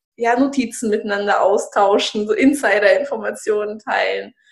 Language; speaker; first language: German; early bilingual, other home language; Russian